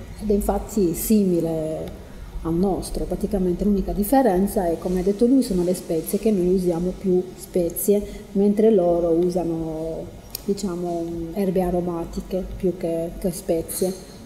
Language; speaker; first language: Italian; non-native, fluent; Arabic